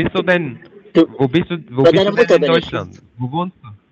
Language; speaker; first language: German; non-native, fluent; Turkish